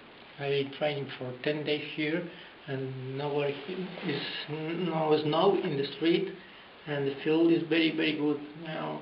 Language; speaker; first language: English; non-native, learner; Spanish